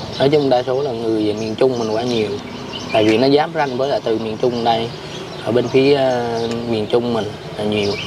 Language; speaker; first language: Vietnamese; native; Vietnamese